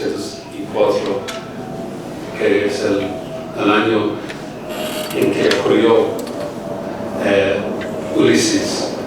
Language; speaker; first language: Spanish; non-native, fluent; English